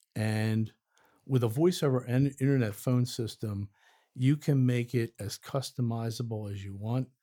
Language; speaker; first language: English; native; English